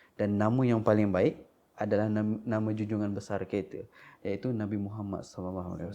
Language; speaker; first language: Malay; non-native, local second language; Iban